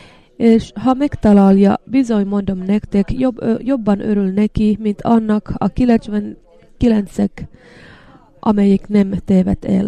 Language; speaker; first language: Hungarian; non-native, learner; Finnish